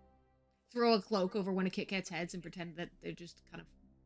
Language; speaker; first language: English; native; English